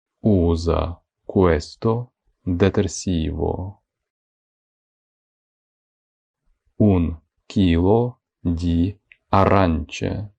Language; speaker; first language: Italian; non-native, fluent; Ukrainian